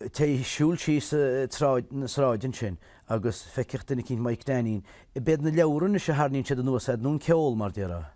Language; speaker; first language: Irish; native; Irish